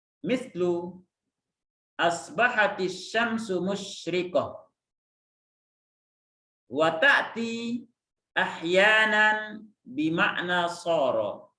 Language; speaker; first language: Arabic; non-native, fluent; Indonesian